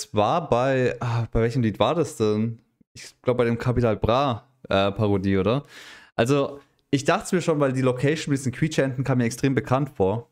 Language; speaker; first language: German; native; German